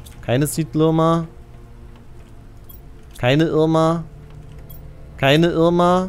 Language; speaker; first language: German; native; German